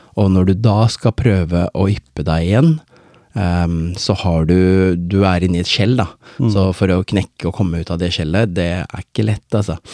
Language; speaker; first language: Norwegian; early bilingual, other home language; Tamil